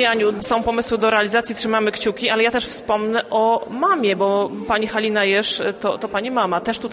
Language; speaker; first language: Polish; native; Polish